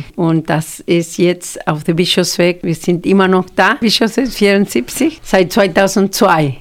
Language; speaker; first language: German; non-native, fluent; Spanish